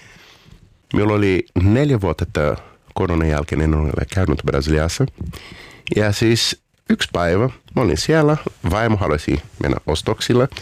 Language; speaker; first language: Finnish; non-native, learner; Portuguese